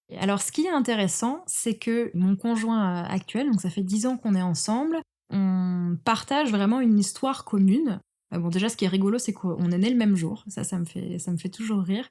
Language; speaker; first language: French; native; French